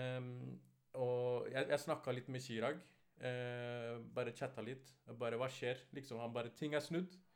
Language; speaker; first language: Norwegian; early bilingual, other home language; Urdu